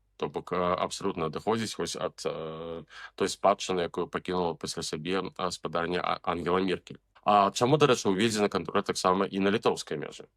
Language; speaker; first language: Belarusian; native; Belarusian